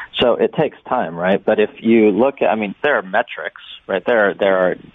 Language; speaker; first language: English; native; English